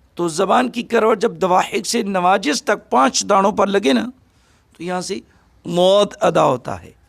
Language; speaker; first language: Urdu; non-native, local second language; Pashto